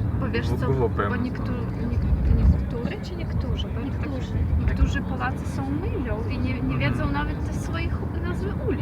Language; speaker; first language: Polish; non-native, learner; Ukrainian